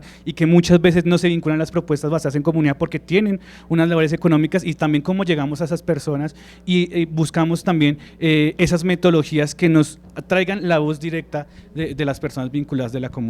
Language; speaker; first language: Spanish; native; Spanish